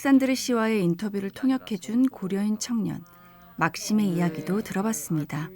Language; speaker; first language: Korean; native; Korean